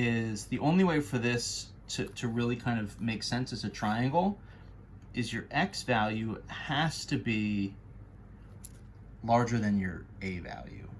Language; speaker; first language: English; native; English